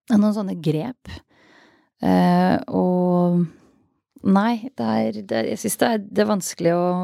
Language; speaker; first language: Norwegian; native; Norwegian